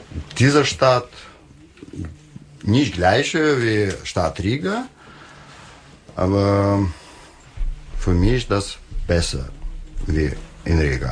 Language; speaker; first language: German; non-native, learner; Russian